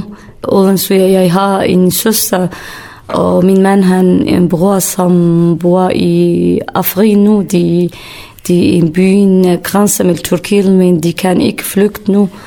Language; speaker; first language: Danish; non-native, learner; Kurdish